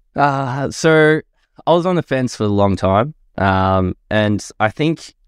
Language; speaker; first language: English; native; English